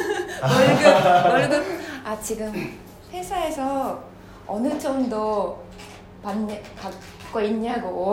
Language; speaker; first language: Korean; non-native, fluent; Japanese